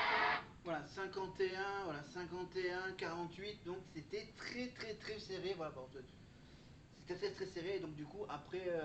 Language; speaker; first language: French; native; French